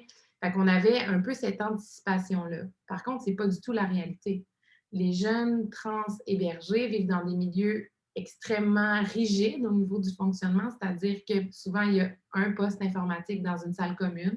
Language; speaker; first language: French; native; French